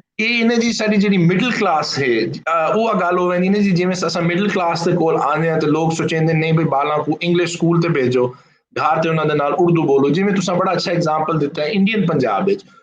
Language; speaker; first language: Punjabi; non-native, local second language; Urdu